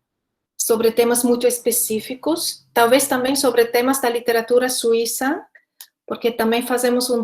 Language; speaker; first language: Portuguese; non-native, fluent; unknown